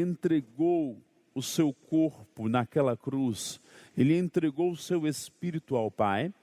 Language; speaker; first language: Portuguese; native; Portuguese